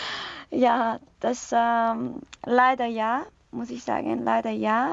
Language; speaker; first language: German; non-native, learner; Persian